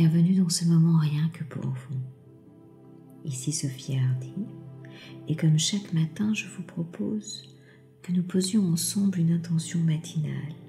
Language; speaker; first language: French; native; French